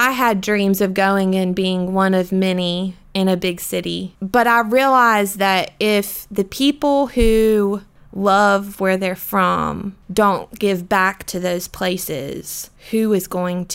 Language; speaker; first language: English; native; English